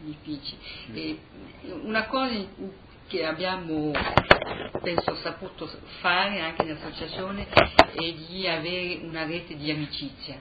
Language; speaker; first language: Italian; early bilingual, heritage; Italian